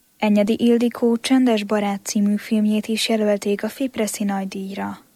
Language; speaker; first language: Hungarian; native; Hungarian